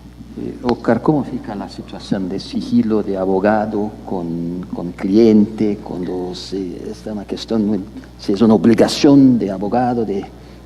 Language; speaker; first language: Spanish; non-native, learner; Portuguese